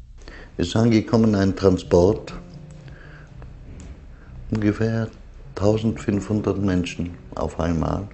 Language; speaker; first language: German; non-native, fluent; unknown